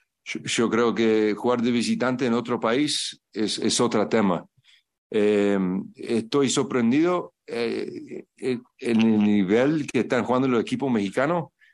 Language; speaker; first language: Spanish; early bilingual, heritage; Spanish